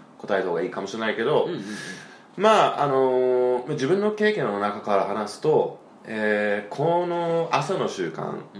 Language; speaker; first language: Japanese; non-native, fluent; English